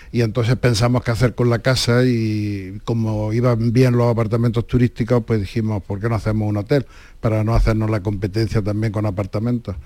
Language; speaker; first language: Spanish; native; Spanish